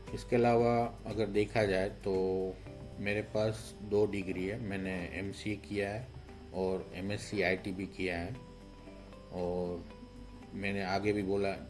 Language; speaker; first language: Hindi; non-native, local second language; Gujarati